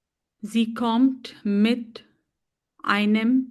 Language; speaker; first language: German; non-native, learner; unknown